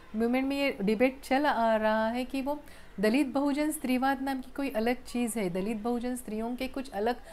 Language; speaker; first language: Hindi; non-native, local second language; Marathi